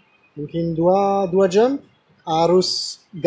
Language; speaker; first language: Indonesian; non-native, fluent; French